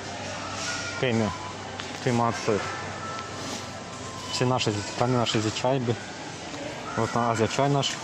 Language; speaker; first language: Russian; non-native, learner; Azerbaijani